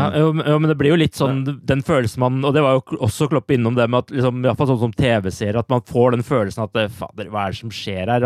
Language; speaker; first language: Norwegian; native; Norwegian